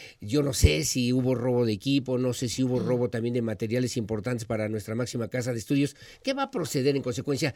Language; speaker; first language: Spanish; native; Spanish